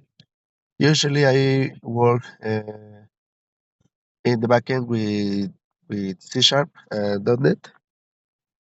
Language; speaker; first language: English; non-native, learner; Spanish